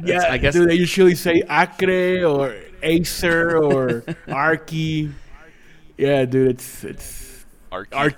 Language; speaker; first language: English; early bilingual, other home language; Spanish